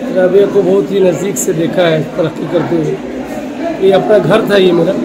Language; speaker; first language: Hindi; native; Hindi